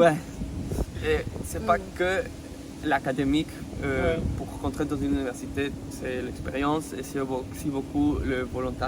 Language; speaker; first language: French; non-native, fluent; Spanish